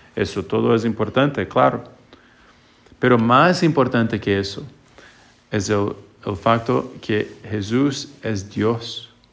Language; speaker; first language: Spanish; non-native, fluent; English